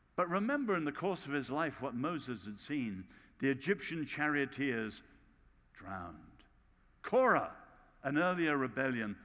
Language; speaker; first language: English; native; English